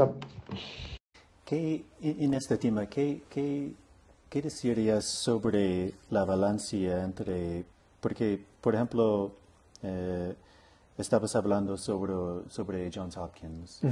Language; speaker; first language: Spanish; non-native, learner; English